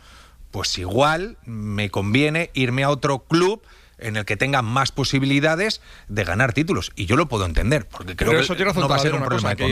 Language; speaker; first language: Spanish; native; Spanish